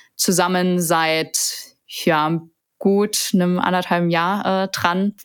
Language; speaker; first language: German; native; German